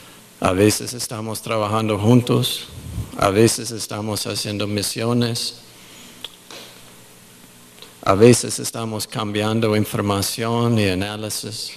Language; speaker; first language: Spanish; non-native, fluent; English